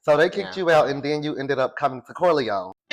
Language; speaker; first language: English; native; English